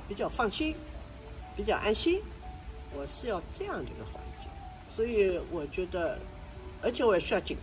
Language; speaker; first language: Chinese; non-native, local second language; Wu Chinese